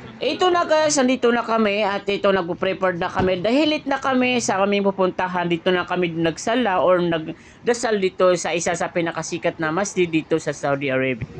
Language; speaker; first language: Filipino; non-native, local second language; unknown